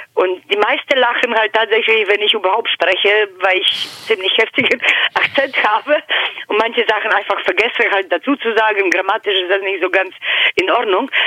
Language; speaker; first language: German; non-native, fluent; Polish